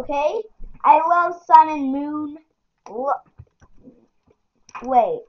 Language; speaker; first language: English; native; English